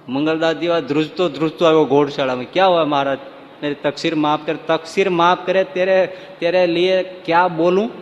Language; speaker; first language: Hindi; non-native, local second language; Gujarati